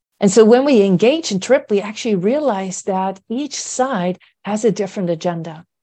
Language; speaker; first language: English; non-native, fluent; Dutch